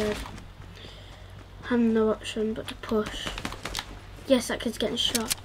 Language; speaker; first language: English; native; English